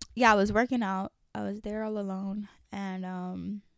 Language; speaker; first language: English; early bilingual, other home language; French